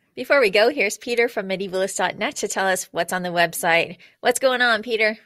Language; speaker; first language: English; native; English